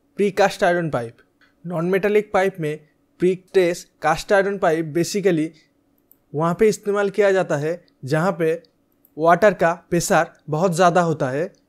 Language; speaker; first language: Hindi; native; Hindi